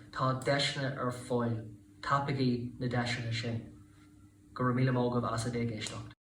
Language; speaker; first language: Irish; non-native, local second language; English